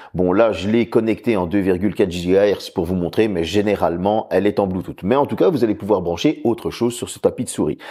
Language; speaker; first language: French; native; French